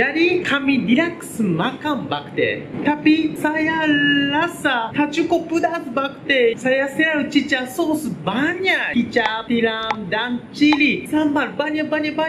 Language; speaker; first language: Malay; non-native, learner; Japanese